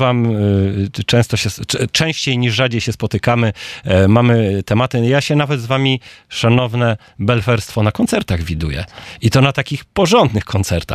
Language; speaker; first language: Polish; native; Polish